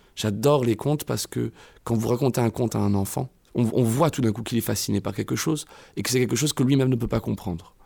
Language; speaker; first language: French; native; French